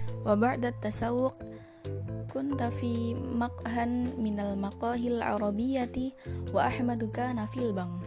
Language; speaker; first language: Arabic; non-native, learner; Indonesian